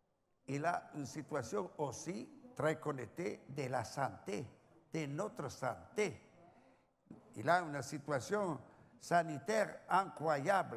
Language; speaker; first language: French; non-native, learner; Italian